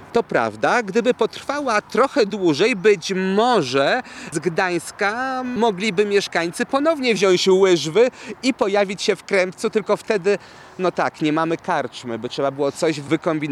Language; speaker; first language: Polish; native; Polish